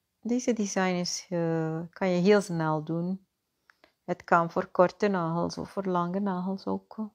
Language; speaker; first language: Dutch; non-native, fluent; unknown